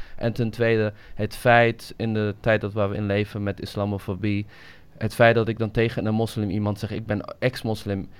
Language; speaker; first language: Dutch; early bilingual, other home language; Somali